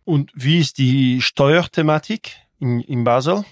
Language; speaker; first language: German; non-native, local second language; French